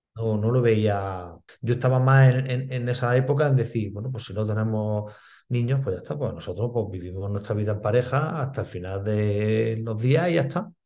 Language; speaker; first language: Spanish; native; Spanish